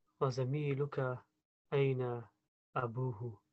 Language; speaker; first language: Arabic; non-native, learner; English